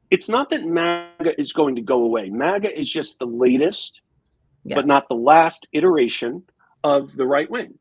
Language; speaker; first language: English; native; English